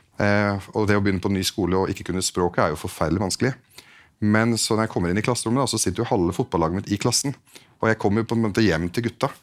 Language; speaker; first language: Norwegian; early bilingual, other home language; Arabic